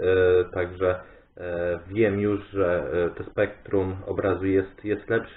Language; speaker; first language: Polish; native; Polish